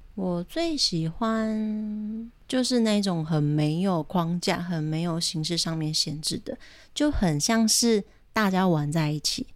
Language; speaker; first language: Chinese; native; Chinese